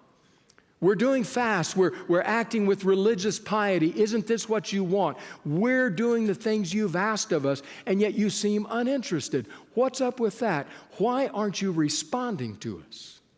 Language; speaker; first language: English; native; English